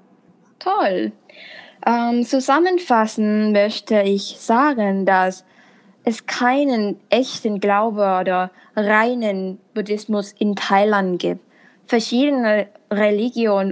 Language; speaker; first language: German; non-native, fluent; Thai